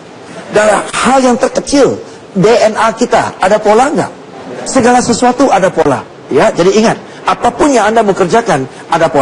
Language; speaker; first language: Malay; non-native, fluent; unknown